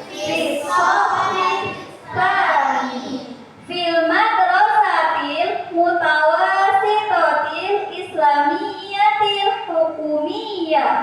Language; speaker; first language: Arabic; non-native, fluent; Indonesian